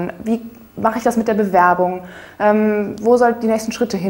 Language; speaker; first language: German; native; German